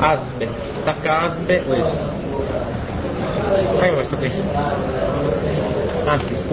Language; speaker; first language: Italian; native; Italian